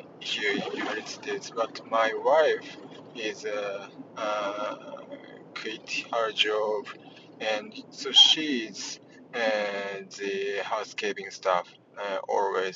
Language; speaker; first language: English; non-native, learner; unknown